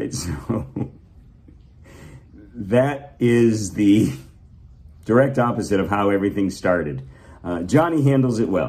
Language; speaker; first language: English; native; English